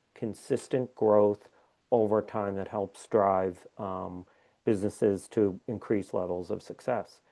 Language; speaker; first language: English; native; English